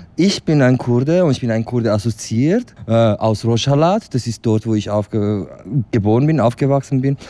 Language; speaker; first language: German; non-native, fluent; Kurdish